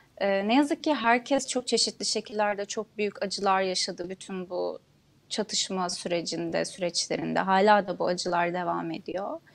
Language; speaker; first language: Turkish; non-native, local second language; Kurdish